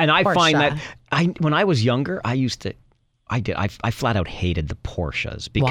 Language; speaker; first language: English; native; English